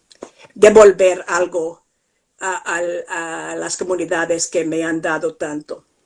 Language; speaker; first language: Spanish; non-native, fluent; English